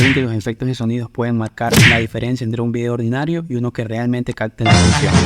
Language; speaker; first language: Spanish; native; Spanish